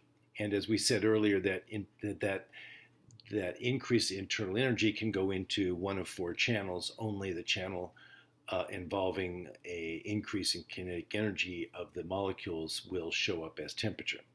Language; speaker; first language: English; native; English